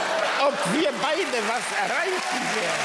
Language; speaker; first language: German; early bilingual, other home language; Polish